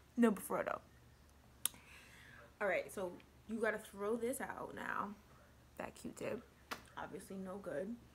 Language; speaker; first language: English; native; English